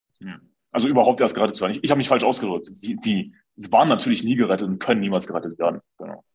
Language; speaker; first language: German; native; German